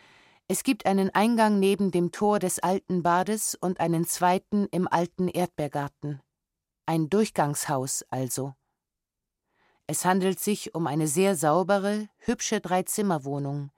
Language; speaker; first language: German; native; German